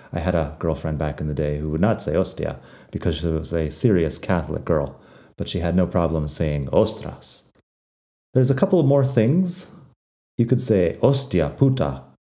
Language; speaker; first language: English; native; English